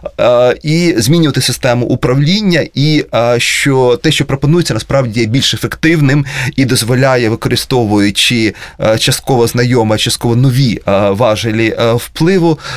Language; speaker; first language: Ukrainian; native; Ukrainian